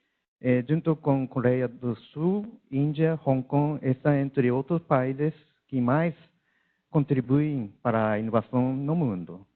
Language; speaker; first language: Portuguese; non-native, learner; Japanese